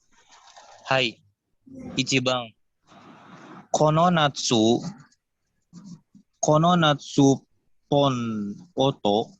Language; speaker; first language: Japanese; non-native, learner; Indonesian